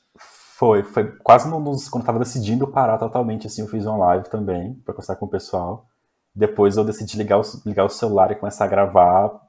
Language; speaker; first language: Portuguese; native; Portuguese